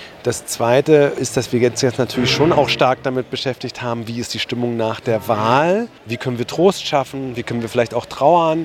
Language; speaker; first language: German; native; German